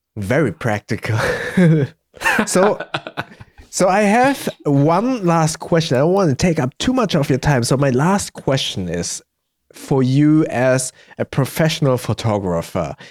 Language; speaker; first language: English; early bilingual, heritage; German